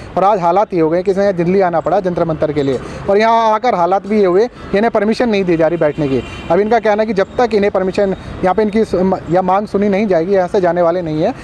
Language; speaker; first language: Hindi; native; Hindi